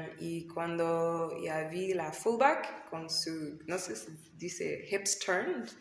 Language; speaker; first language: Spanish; non-native, learner; English